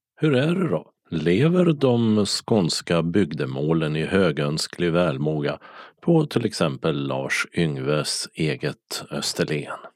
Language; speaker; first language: Swedish; native; Swedish